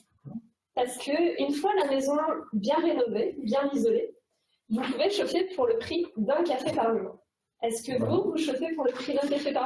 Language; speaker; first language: French; native; French